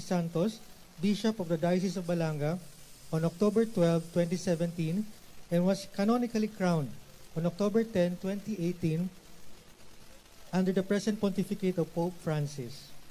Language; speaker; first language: English; non-native, local second language; Filipino